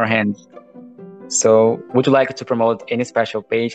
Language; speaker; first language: English; non-native, fluent; Portuguese